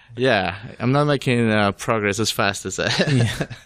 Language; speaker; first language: English; non-native, fluent; Spanish